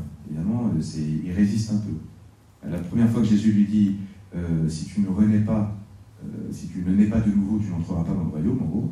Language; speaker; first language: French; native; French